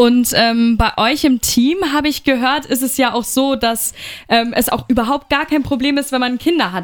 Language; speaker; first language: German; native; German